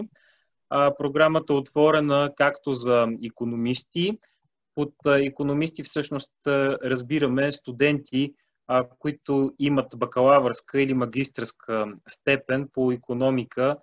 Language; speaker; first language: Bulgarian; native; Bulgarian